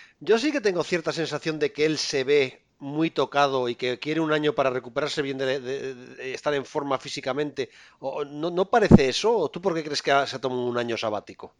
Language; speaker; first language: Spanish; native; Spanish